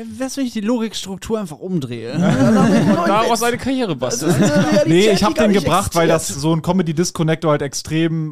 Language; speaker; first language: German; native; German